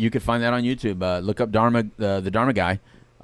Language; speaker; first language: English; native; English